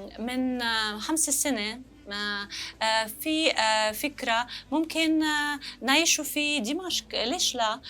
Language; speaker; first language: Arabic; non-native, learner; Russian